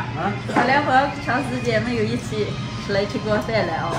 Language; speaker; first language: Chinese; native; Chinese